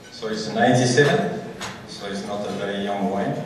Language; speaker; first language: English; non-native, fluent; French